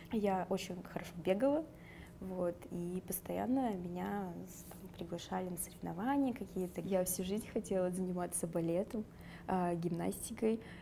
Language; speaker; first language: Russian; non-native, local second language; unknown